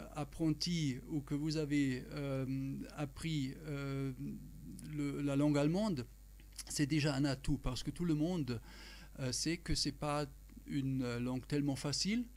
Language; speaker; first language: French; non-native, fluent; German